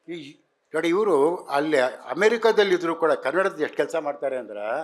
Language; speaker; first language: Kannada; native; Kannada